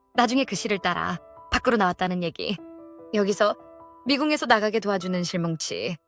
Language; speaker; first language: Korean; native; Korean